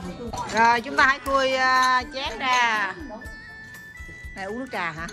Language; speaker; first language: Vietnamese; native; Vietnamese